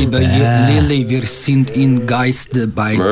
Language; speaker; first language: German; non-native, learner; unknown